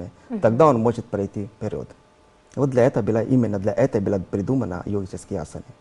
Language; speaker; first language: Russian; non-native, learner; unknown